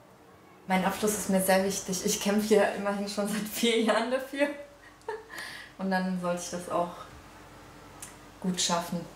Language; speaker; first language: German; early bilingual, other home language; Turkish